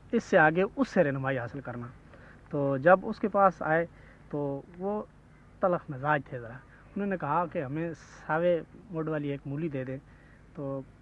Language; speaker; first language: Urdu; non-native, local second language; Punjabi